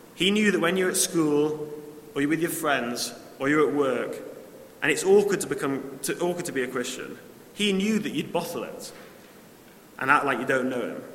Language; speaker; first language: English; native; English